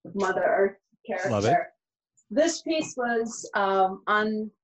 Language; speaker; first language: English; early bilingual, other home language; Georgian